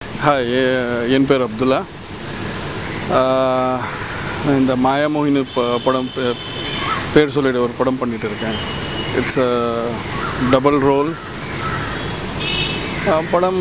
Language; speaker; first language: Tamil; non-native, learner; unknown